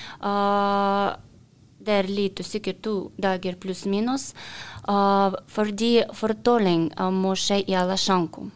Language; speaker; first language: Norwegian; non-native, learner; Russian